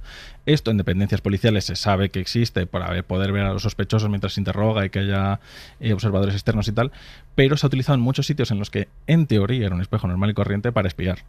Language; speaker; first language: Spanish; native; Spanish